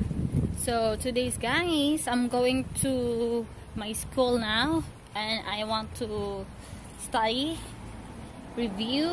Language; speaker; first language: English; non-native, learner; Filipino